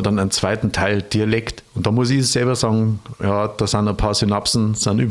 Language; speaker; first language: German; native; German